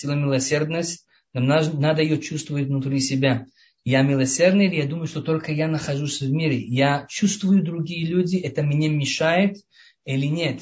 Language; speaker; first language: Russian; early bilingual, heritage; Russian